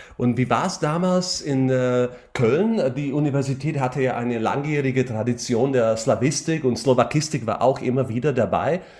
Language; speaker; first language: German; non-native, fluent; Slovak